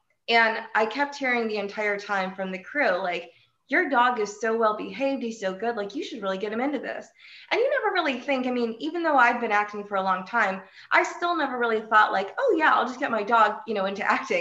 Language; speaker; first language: English; native; English